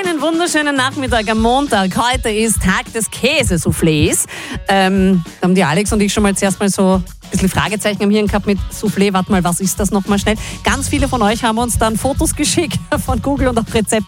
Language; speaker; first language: German; native; German